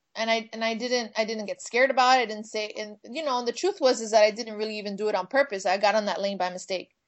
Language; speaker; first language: English; native; English